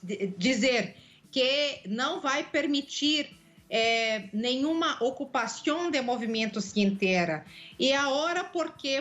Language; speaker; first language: Portuguese; non-native, local second language; Spanish